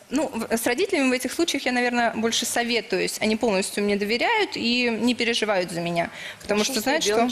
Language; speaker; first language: Russian; native; Russian